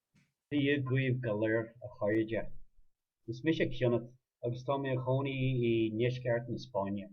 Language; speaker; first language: Irish; non-native, learner; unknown